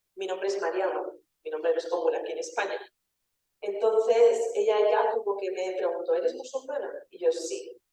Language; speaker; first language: Spanish; early bilingual, other home language; Wolof